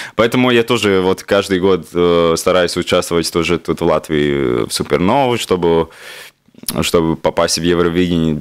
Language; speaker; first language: Russian; non-native, local second language; Latvian